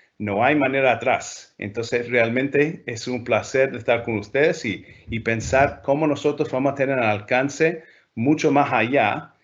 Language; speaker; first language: Spanish; non-native, fluent; English